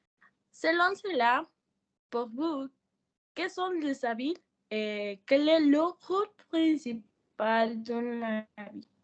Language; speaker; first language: French; non-native, learner; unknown